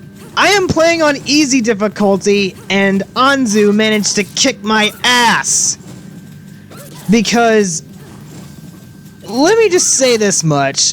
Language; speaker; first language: English; native; English